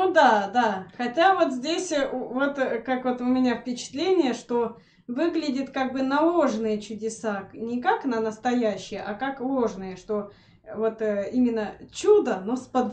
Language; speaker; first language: Russian; native; Russian